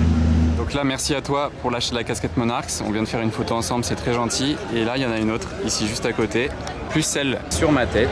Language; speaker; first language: French; native; French